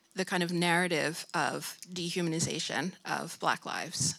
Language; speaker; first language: English; native; English